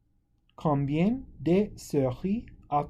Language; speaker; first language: French; non-native, fluent; English